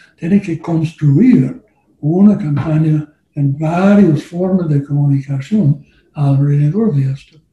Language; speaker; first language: Spanish; non-native, learner; English